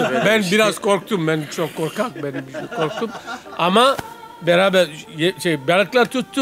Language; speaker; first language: Turkish; non-native, learner; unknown